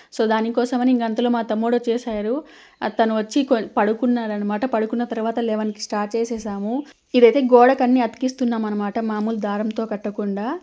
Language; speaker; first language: Telugu; native; Telugu